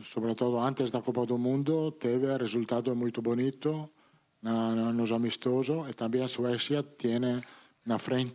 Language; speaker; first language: Portuguese; non-native, learner; Italian